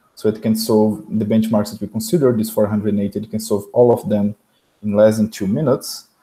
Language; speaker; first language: English; non-native, fluent; Portuguese